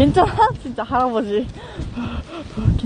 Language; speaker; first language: Korean; non-native, learner; Japanese